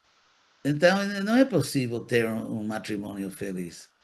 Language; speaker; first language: Portuguese; non-native, fluent; English